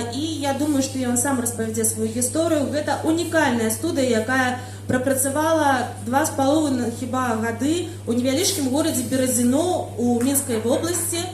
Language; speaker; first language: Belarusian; non-native, local second language; Russian